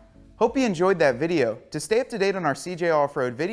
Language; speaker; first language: English; native; English